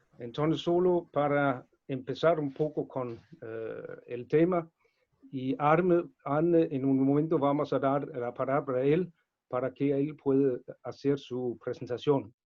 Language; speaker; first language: Spanish; non-native, fluent; Danish